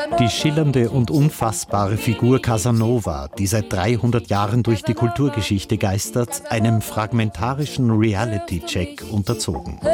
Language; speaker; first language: German; native; German